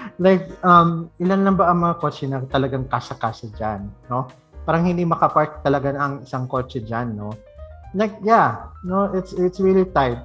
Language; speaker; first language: Filipino; non-native, local second language; Cebuano